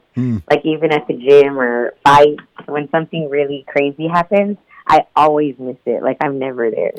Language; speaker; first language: English; native; English